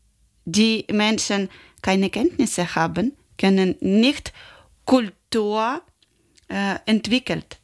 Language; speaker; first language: German; non-native, learner; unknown